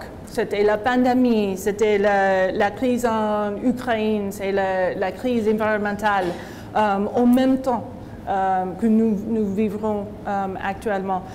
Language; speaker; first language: French; non-native, fluent; English